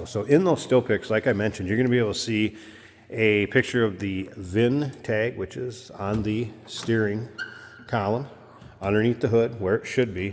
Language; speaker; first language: English; native; English